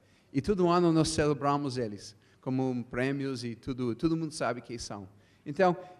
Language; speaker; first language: Portuguese; non-native, fluent; English